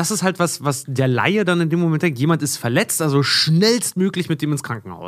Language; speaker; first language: German; native; German